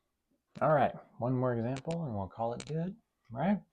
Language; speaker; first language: English; native; English